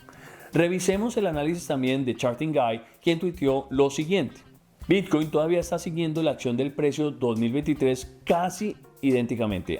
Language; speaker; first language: Spanish; native; Spanish